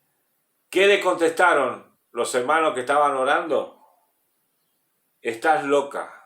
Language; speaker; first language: Spanish; native; Spanish